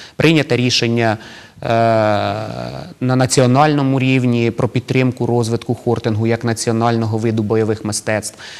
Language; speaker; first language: Ukrainian; native; Ukrainian